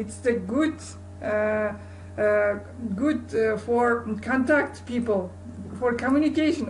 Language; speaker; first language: English; non-native, learner; Kazakh